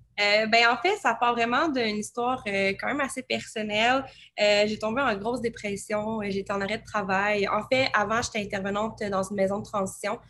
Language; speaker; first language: French; native; French